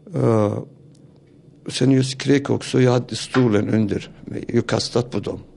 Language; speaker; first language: Swedish; non-native, learner; Turoyo